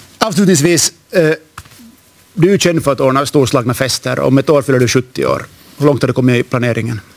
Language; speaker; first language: Swedish; native; Swedish